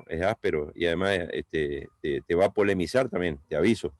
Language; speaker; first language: Spanish; native; Spanish